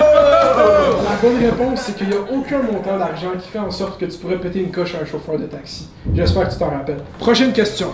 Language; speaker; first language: French; native; French